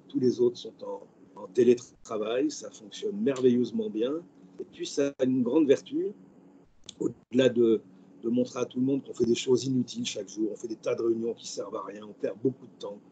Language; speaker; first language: French; native; French